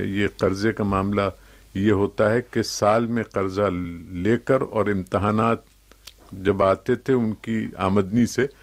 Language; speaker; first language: Urdu; native; Urdu